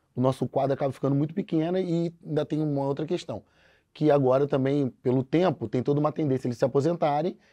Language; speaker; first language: Portuguese; native; Portuguese